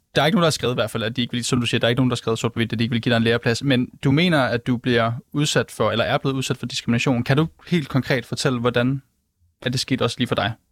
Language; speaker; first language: Danish; native; Danish